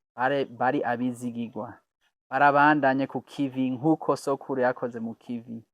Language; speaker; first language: Rundi; non-native, fluent; English